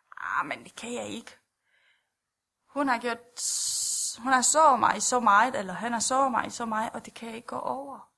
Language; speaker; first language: Danish; non-native, fluent; Romanian